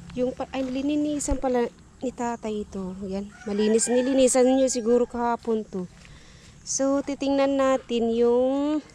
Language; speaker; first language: Filipino; non-native, local second language; Iloko